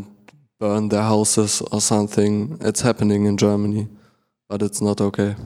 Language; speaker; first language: English; non-native, learner; German